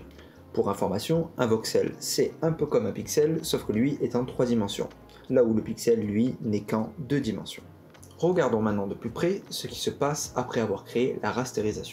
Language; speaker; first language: French; native; French